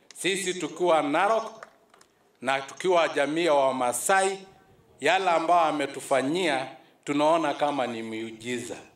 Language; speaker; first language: Swahili; non-native, local second language; Masai